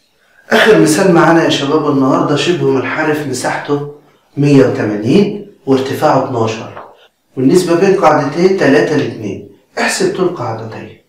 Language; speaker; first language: Arabic; native; Arabic